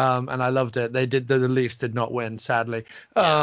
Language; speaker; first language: English; native; English